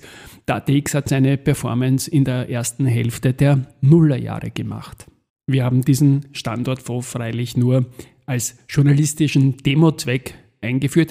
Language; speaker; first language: German; native; German